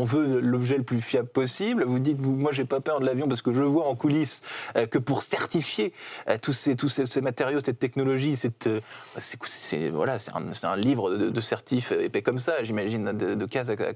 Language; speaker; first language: French; native; French